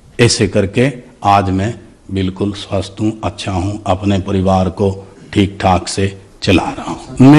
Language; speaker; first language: Hindi; native; Hindi